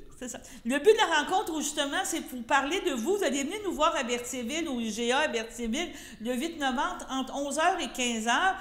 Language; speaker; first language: French; native; French